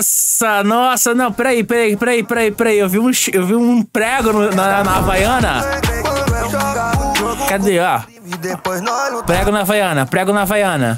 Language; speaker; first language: Portuguese; native; Portuguese